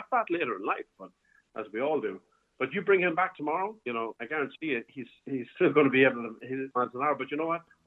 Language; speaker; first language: English; native; English